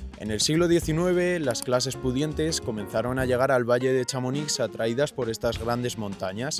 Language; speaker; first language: Spanish; native; Spanish